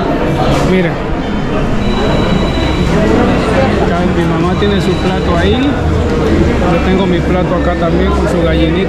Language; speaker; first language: Spanish; native; Spanish